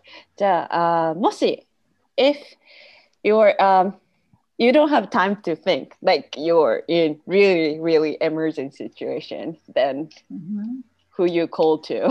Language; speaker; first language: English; non-native, fluent; Japanese